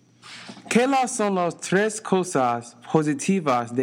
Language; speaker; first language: Spanish; non-native, learner; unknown